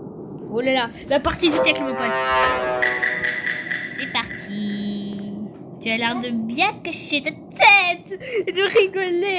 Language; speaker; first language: French; native; French